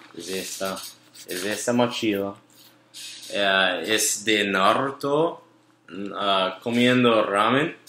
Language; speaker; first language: Spanish; non-native, learner; English